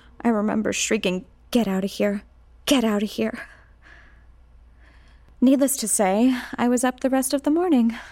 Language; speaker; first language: English; native; English